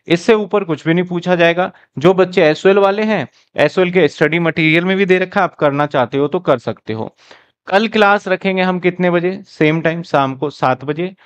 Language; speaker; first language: Hindi; native; Hindi